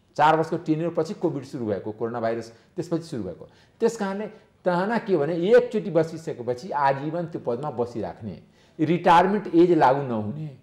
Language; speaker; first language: Nepali; native; Nepali